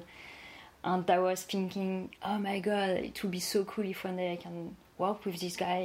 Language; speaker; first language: English; non-native, fluent; French